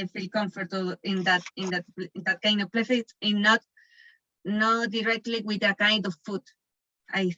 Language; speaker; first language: English; non-native, learner; Spanish